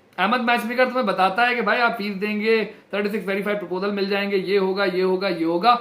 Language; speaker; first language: Urdu; non-native, local second language; Punjabi